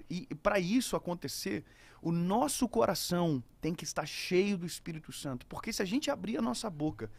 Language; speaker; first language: Portuguese; native; Portuguese